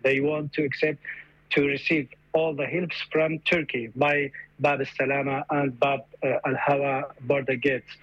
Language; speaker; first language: English; non-native, fluent; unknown